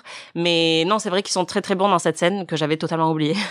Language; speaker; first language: French; native; French